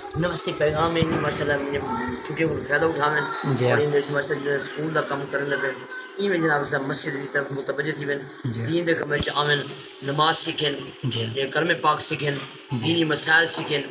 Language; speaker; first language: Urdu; non-native, local second language; Saraiki